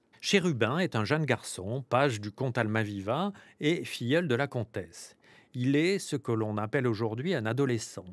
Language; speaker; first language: French; native; French